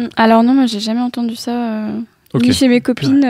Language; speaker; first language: French; native; French